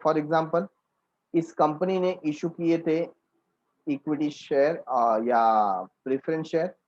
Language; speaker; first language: Hindi; native; Hindi